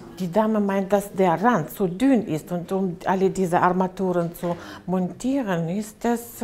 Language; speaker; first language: German; non-native, fluent; Russian